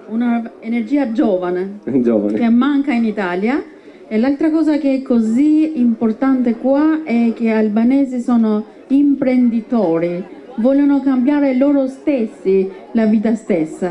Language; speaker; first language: Italian; non-native, fluent; Albanian